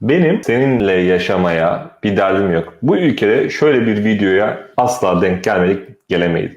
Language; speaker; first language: Turkish; native; Turkish